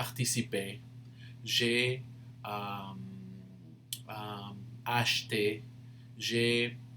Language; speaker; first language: French; non-native, fluent; English